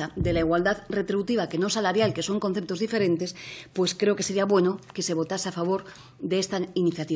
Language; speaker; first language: Spanish; native; Spanish